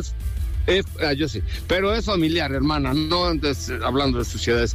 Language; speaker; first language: Spanish; native; Spanish